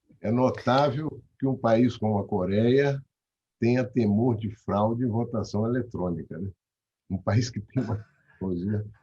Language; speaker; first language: Portuguese; native; Portuguese